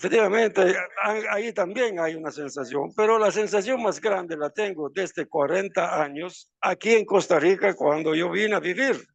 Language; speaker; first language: Spanish; non-native, fluent; Italian